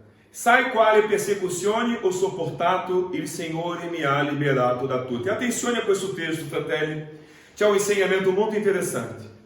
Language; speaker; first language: Italian; non-native, fluent; Portuguese